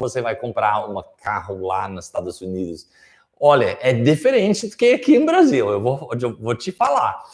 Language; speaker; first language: Portuguese; non-native, fluent; English